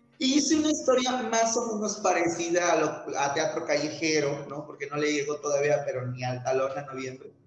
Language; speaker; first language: Spanish; native; Spanish